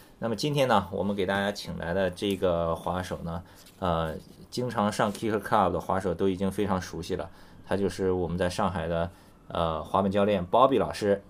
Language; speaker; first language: Chinese; native; Chinese